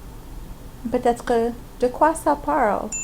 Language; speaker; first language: French; non-native, fluent; English